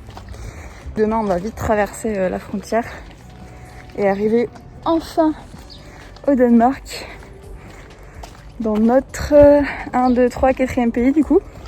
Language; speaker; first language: French; native; French